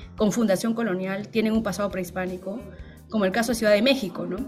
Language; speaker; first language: Spanish; native; Spanish